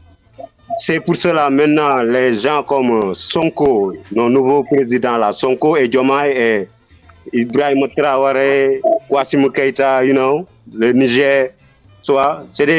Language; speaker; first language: French; non-native, local second language; Wolof